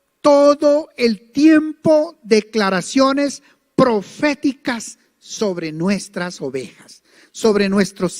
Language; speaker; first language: Spanish; native; Spanish